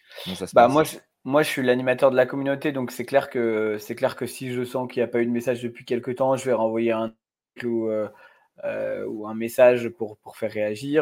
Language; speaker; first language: French; native; French